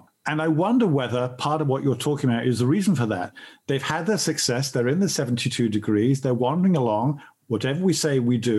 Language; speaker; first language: English; native; English